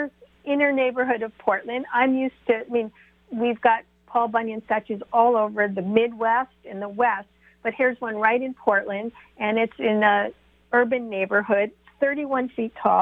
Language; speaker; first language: English; native; English